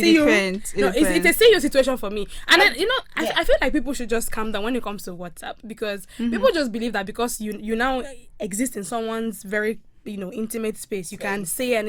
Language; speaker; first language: English; non-native, local second language; Yoruba